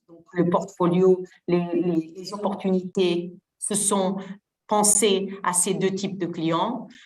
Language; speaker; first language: French; non-native, fluent; Portuguese